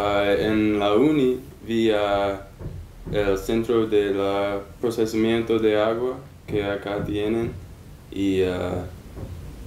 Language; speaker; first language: Spanish; non-native, learner; English